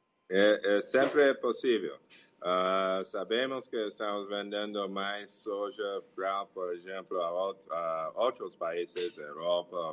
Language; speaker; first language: Portuguese; non-native, learner; English